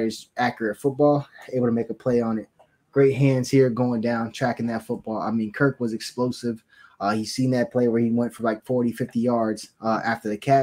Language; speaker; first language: English; native; English